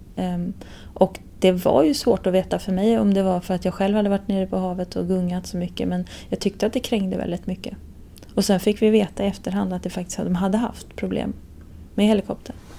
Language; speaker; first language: Swedish; native; Swedish